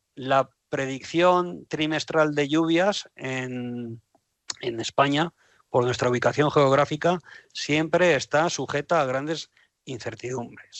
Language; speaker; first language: Spanish; native; Spanish